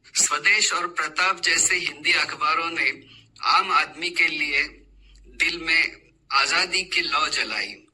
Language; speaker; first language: Hindi; non-native, local second language; Marathi